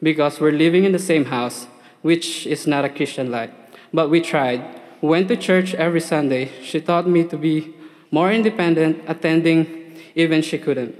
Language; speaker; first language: English; non-native, local second language; Filipino